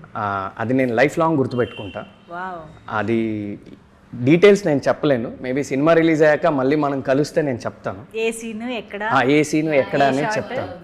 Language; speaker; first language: Telugu; native; Telugu